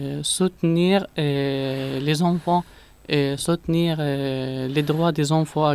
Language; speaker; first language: French; non-native, learner; Arabic